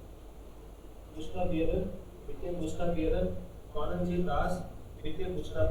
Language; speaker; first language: German; non-native, learner; Hindi